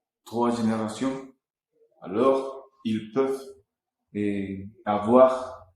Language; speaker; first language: French; non-native, fluent; Spanish